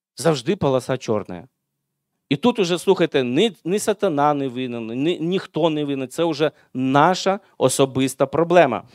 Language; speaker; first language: Ukrainian; non-native, local second language; Russian